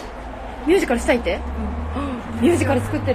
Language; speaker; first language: Japanese; native; Japanese